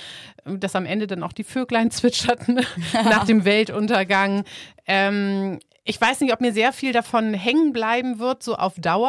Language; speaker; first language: German; native; German